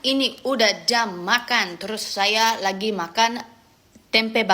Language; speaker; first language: Indonesian; non-native, learner; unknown